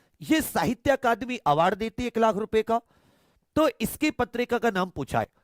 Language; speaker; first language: Hindi; native; Hindi